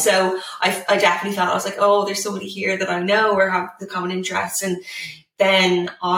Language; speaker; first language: English; native; English